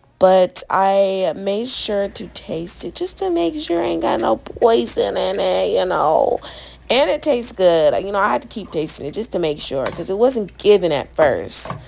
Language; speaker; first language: English; native; English